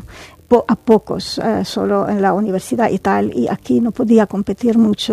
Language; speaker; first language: Spanish; non-native, fluent; Arabic